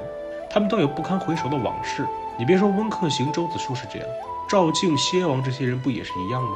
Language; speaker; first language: Chinese; native; Chinese